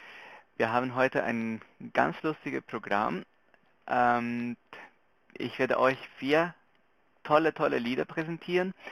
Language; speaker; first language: German; non-native, local second language; Spanish